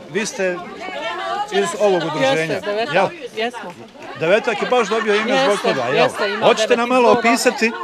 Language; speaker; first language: Bosnian; native; Bosnian